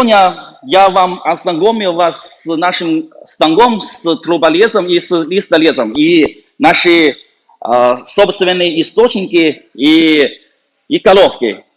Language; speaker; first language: Russian; non-native, learner; Chinese